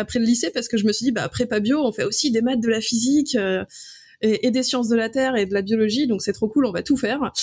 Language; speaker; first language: French; native; French